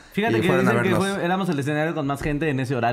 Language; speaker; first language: Spanish; native; Spanish